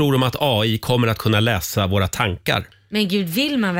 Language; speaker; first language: Swedish; native; Swedish